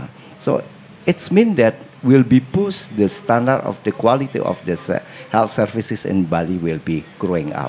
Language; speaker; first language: English; non-native, learner; Indonesian